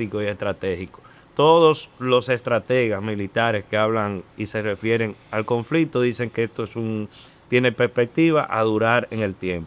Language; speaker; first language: Spanish; native; Spanish